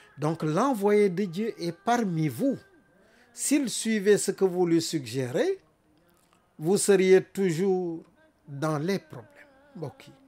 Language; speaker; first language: French; non-native, local second language; Wolof